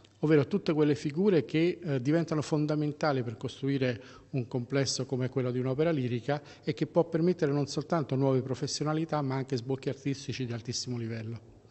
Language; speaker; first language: Italian; native; Italian